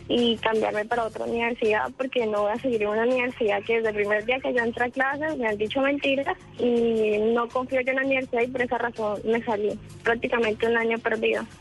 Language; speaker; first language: Spanish; native; Spanish